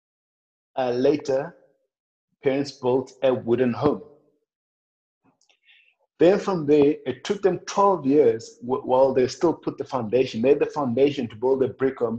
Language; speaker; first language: English; non-native, local second language; Northern Sotho